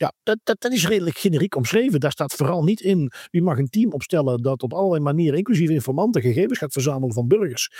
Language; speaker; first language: Dutch; native; Dutch